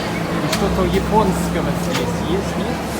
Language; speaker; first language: Russian; non-native, fluent; English